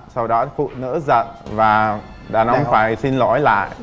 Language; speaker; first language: Vietnamese; non-native, fluent; Czech